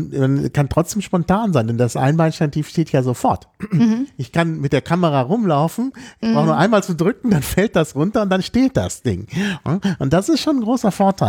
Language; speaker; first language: German; native; German